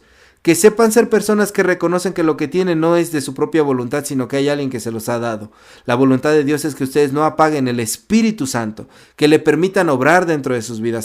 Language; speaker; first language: Spanish; native; Spanish